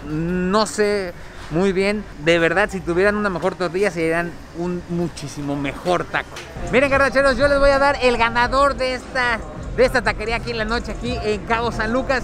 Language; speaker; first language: Spanish; native; Spanish